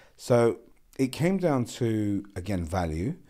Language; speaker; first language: English; non-native, local second language; Gujarati